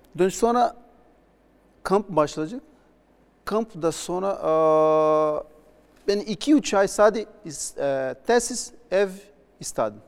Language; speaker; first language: Turkish; non-native, learner; Portuguese